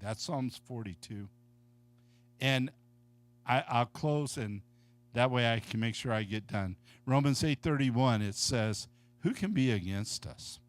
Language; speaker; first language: English; native; English